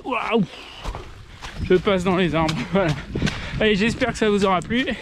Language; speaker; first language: French; native; French